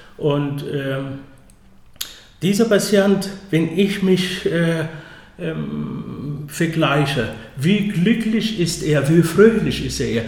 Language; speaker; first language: German; non-native, fluent; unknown